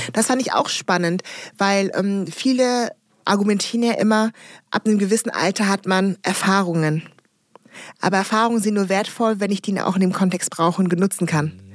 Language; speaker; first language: German; early bilingual, other home language; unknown